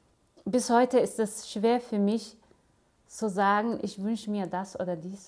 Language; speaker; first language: German; non-native, fluent; Somali